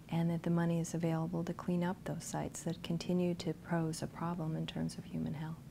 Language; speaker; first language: English; native; English